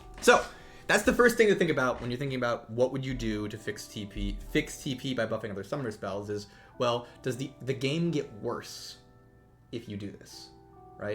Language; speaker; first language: English; native; English